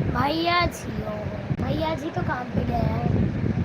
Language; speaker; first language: Hindi; non-native, local second language; Bangla